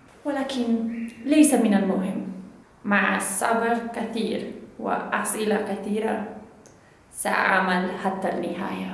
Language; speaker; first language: Arabic; non-native, learner; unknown